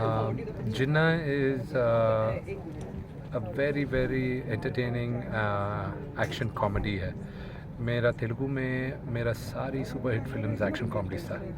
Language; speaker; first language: Hindi; non-native, learner; Telugu